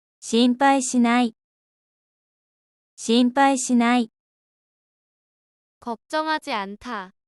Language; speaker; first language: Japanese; non-native, fluent; Korean